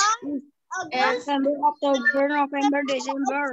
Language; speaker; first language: English; non-native, learner; Indonesian